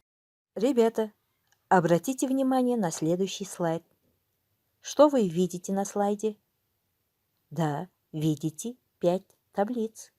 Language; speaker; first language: Russian; non-native, local second language; Kyrgyz